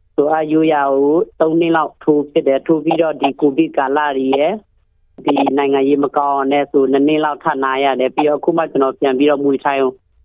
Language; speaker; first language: Burmese; non-native, local second language; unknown